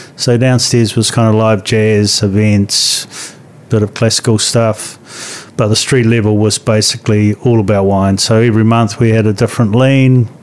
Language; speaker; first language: English; native; English